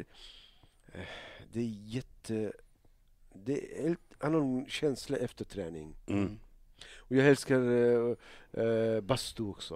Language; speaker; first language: Swedish; non-native, learner; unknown